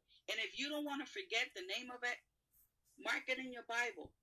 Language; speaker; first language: English; non-native, fluent; Spanish